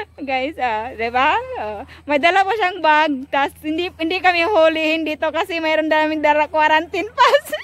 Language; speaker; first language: Filipino; non-native, local second language; Cebuano